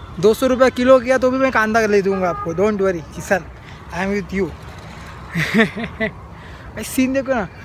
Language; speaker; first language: Hindi; non-native, local second language; Marathi